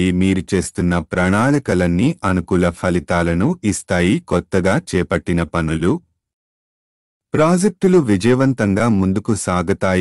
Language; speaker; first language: Telugu; native; Telugu